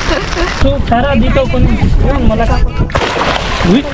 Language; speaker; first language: Filipino; non-native, learner; Hindi